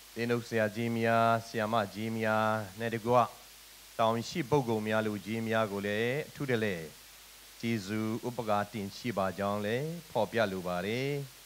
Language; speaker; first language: Burmese; non-native, local second language; Tedim Chin